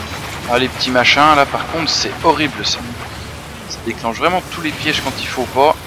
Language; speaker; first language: French; native; French